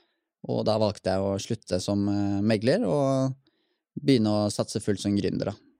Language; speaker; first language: Norwegian; native; Norwegian